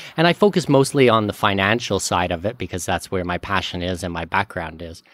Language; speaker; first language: English; native; English